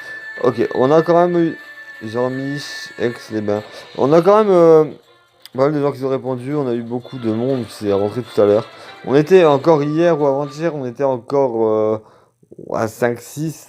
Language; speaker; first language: French; native; French